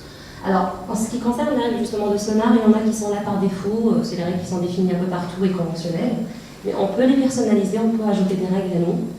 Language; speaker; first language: French; native; French